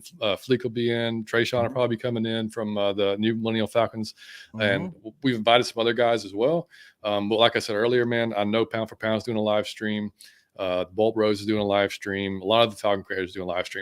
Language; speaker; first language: English; native; English